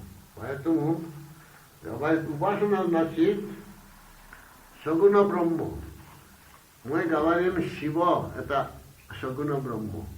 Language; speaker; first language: Russian; non-native, learner; Bangla